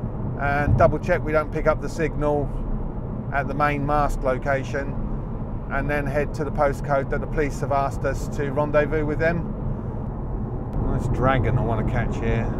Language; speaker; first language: English; native; English